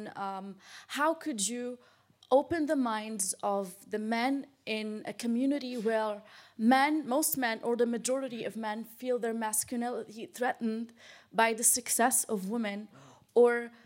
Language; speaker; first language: English; non-native, fluent; Arabic